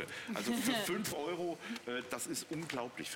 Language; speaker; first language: German; native; German